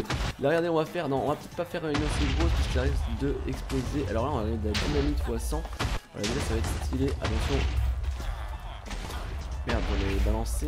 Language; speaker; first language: French; native; French